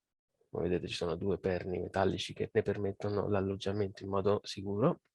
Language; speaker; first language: Italian; native; Italian